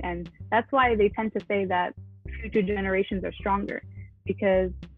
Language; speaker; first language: English; early bilingual, other home language; Arabic